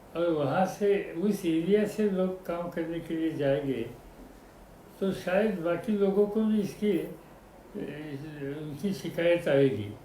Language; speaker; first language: Hindi; non-native, local second language; Marathi